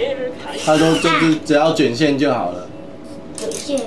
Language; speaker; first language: Chinese; native; Chinese